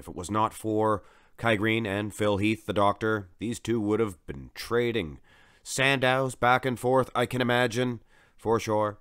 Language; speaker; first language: English; native; English